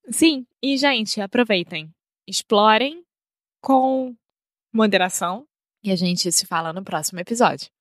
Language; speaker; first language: Portuguese; native; Portuguese